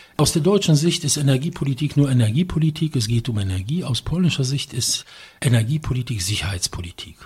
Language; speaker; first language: German; non-native, fluent; Polish